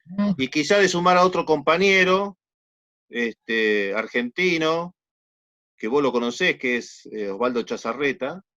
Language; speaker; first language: Spanish; native; Spanish